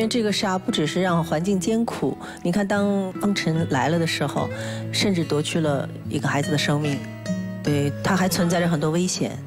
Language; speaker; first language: Chinese; native; Chinese